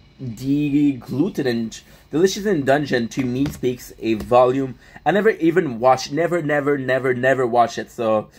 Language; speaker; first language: English; non-native, fluent; French